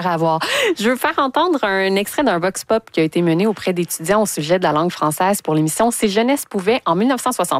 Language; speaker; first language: French; native; French